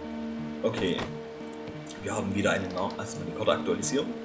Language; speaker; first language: German; native; German